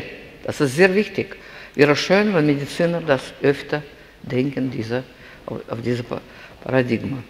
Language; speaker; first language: German; non-native, fluent; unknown